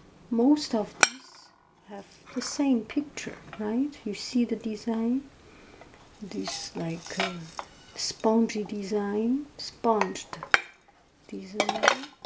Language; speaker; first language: English; non-native, fluent; Chinese